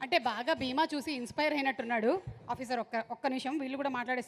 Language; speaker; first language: Telugu; native; Telugu